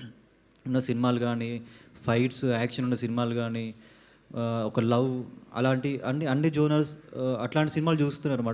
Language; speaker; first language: Telugu; native; Telugu